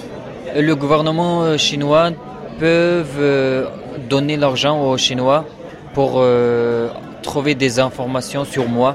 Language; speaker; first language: French; non-native, learner; Uyghur